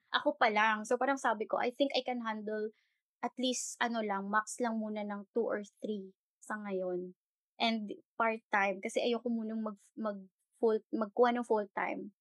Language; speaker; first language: Filipino; non-native, local second language; Hiligaynon